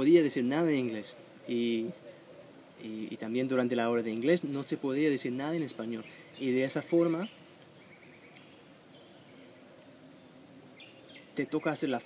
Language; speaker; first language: Spanish; non-native, fluent; English